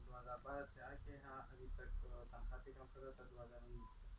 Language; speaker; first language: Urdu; non-native, local second language; Pashto